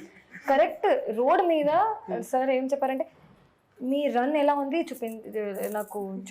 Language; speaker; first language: Telugu; non-native, fluent; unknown